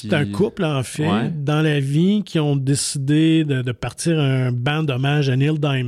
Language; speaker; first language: French; native; French